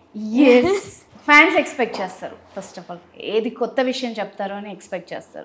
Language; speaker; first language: Telugu; native; Telugu